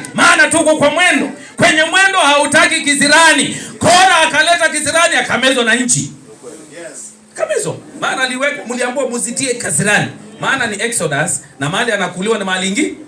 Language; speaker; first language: Swahili; non-native, local second language; Kamba